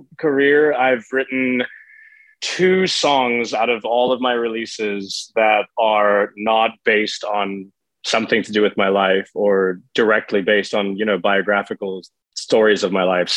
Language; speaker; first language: English; native; English